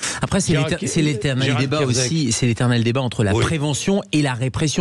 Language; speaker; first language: French; native; French